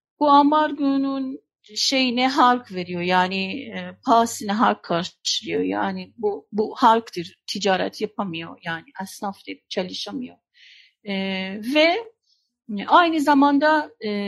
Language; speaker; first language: Turkish; non-native, fluent; Persian